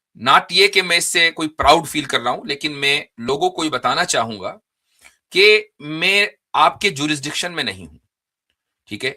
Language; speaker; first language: Urdu; native; Urdu